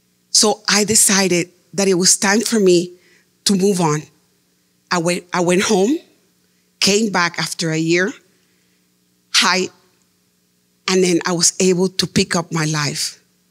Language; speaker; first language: English; non-native, fluent; Spanish